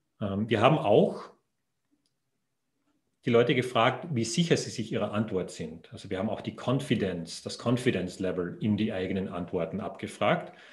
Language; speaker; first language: German; native; German